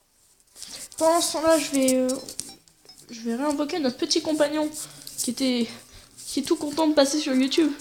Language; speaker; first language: French; native; French